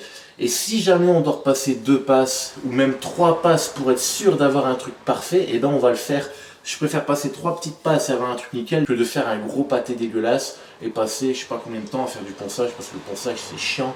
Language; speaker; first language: French; native; French